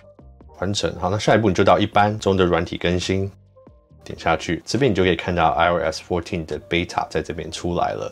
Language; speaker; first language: Chinese; native; Chinese